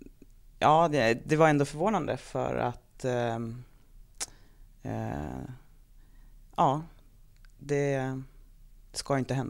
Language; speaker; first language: Swedish; native; Swedish